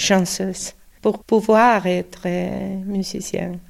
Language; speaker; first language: French; non-native, learner; Spanish